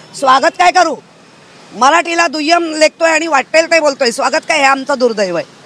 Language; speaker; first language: Marathi; native; Marathi